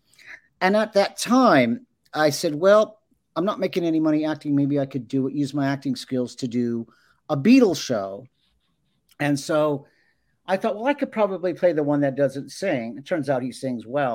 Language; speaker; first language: English; native; English